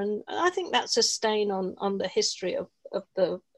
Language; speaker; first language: English; native; English